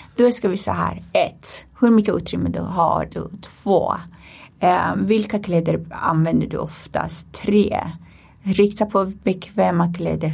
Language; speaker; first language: Swedish; non-native, fluent; Persian